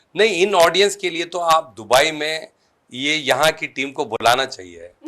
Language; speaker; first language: Hindi; native; Hindi